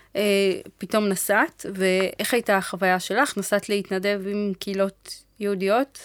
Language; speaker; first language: Hebrew; early bilingual, other home language; Amharic